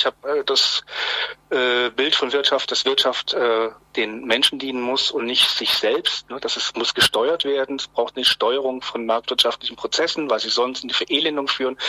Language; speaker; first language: German; native; German